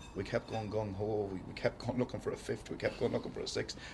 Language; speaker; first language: English; native; English